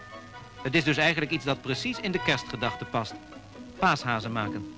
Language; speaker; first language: Dutch; native; Dutch